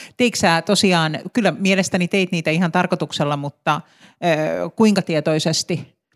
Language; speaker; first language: Finnish; native; Finnish